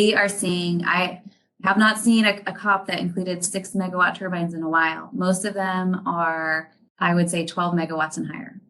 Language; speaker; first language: English; native; English